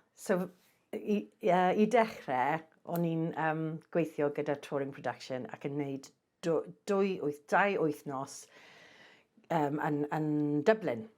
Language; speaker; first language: Welsh; non-native, local second language; English